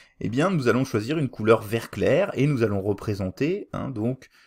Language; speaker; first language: French; native; French